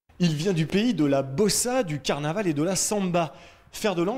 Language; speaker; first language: French; native; French